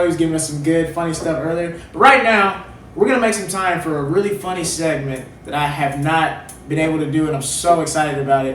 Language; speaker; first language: English; native; English